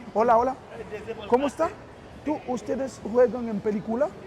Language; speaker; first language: Spanish; non-native, learner; Haitian Creole